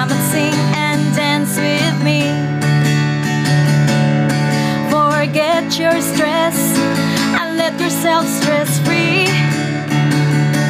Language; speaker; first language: English; non-native, local second language; Cebuano